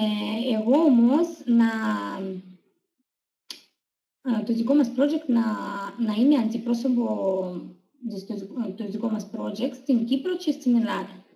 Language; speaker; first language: Greek; non-native, fluent; Russian